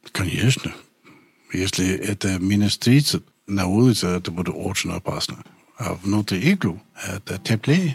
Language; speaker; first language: Russian; non-native, learner; English